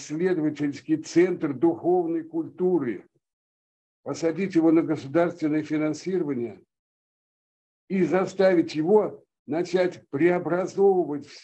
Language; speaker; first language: Russian; native; Russian